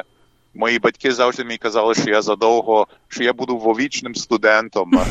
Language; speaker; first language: Ukrainian; early bilingual, heritage; English